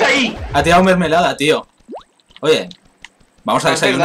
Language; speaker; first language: Spanish; native; Spanish